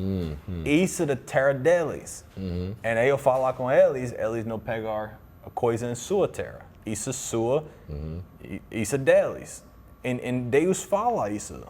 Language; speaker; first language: Portuguese; non-native, learner; English